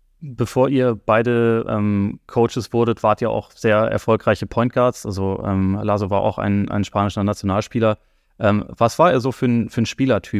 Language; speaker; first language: German; native; German